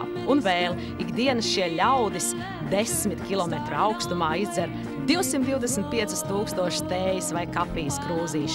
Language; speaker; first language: Latvian; native; Latvian